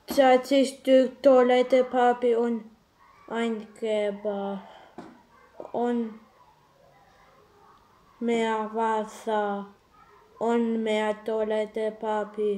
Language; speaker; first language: German; non-native, learner; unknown